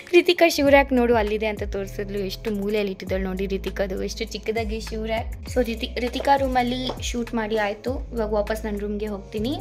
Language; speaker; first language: Kannada; non-native, local second language; Telugu